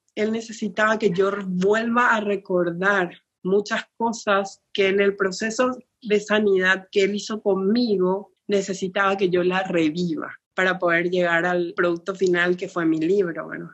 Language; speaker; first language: Spanish; native; Spanish